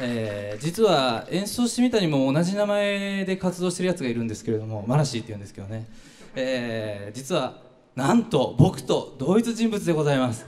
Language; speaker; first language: Japanese; native; Japanese